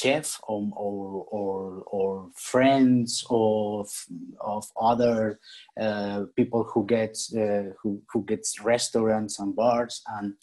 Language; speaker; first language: English; non-native, learner; Spanish